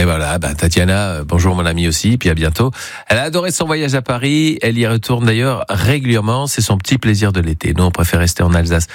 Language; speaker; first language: French; native; French